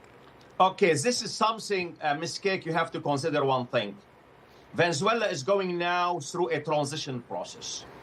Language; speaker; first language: English; non-native, fluent; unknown